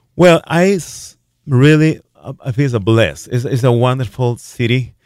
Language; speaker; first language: English; non-native, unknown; Spanish